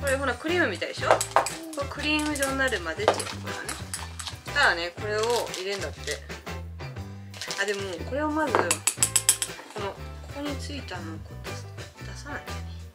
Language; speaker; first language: Japanese; native; Japanese